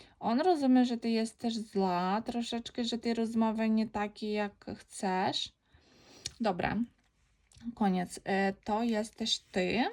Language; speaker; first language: Polish; non-native, learner; Ukrainian